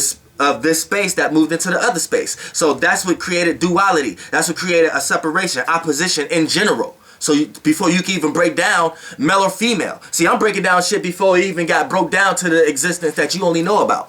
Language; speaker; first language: English; native; English